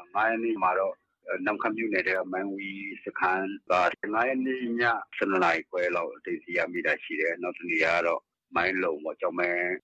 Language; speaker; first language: Burmese; non-native, local second language; Shwe Palaung